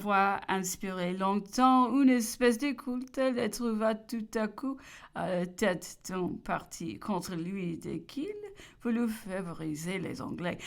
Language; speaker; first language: French; non-native, learner; English